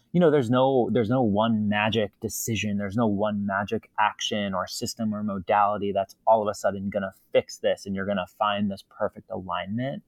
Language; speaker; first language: English; native; English